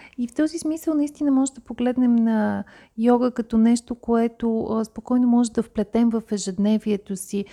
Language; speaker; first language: Bulgarian; native; Bulgarian